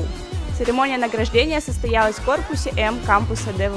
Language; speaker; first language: Russian; native; Russian